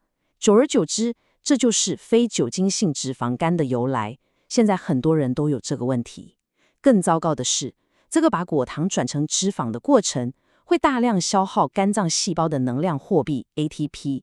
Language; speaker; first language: Chinese; native; Chinese